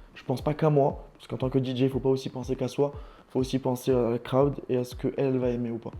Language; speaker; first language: French; non-native, local second language; Arabic